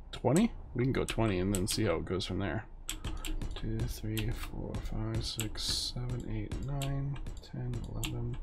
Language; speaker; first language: English; native; English